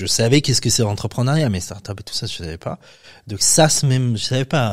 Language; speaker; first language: French; non-native, fluent; Persian